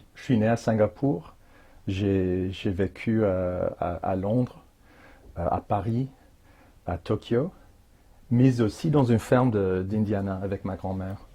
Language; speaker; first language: French; non-native, fluent; English